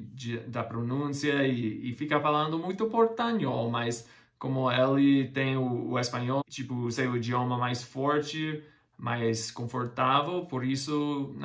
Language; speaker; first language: Portuguese; non-native, fluent; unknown